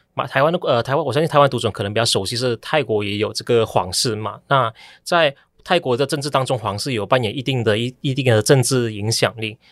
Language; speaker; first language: Chinese; native; Chinese